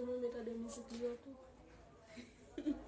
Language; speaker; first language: French; non-native, learner; Haitian Creole